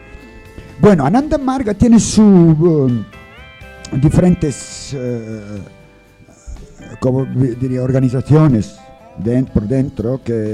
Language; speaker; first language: Spanish; non-native, learner; English